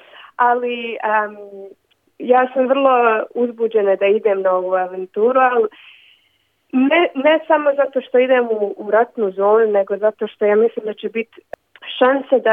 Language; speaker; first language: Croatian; early bilingual, other home language; Bosnian